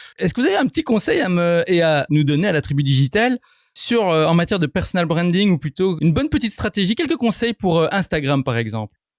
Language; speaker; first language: French; native; French